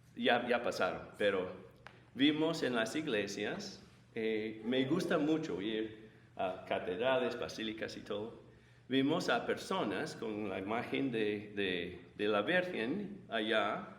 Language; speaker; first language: Spanish; non-native, fluent; English